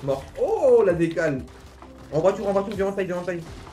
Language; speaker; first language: French; native; French